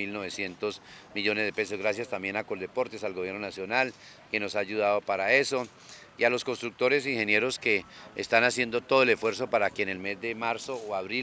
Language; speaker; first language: Spanish; native; Spanish